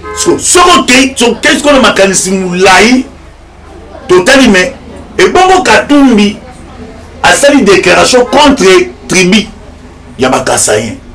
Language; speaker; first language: Lingala; non-native, local second language; Luba-Lulua